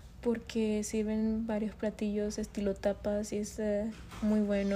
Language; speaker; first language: Spanish; early bilingual, other home language; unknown